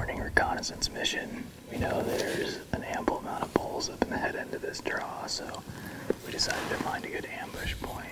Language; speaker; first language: English; native; English